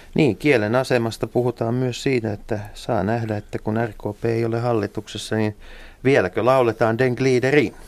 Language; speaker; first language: Finnish; native; Finnish